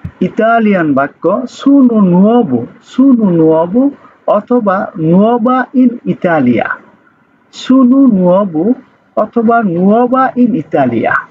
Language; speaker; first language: Italian; non-native, learner; Bangla